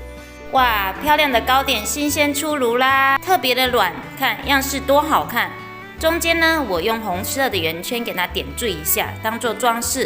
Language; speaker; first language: Chinese; non-native, local second language; Min Nan Chinese